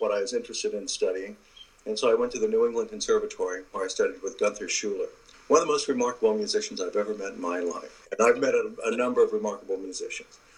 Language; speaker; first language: English; native; English